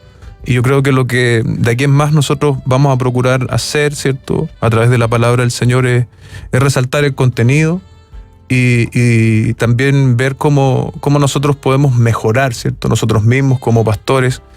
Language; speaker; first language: Spanish; native; Spanish